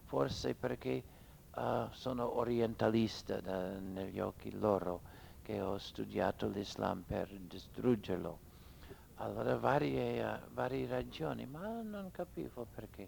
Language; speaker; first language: Italian; non-native, fluent; English